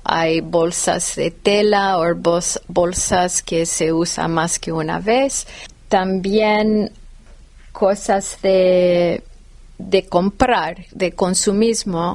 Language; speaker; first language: Spanish; non-native, fluent; English